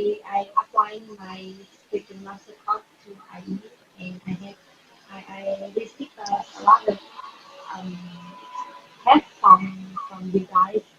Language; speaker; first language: English; non-native, learner; Vietnamese